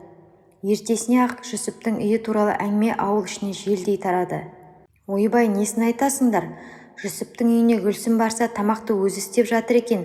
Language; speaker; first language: Kazakh; native; Kazakh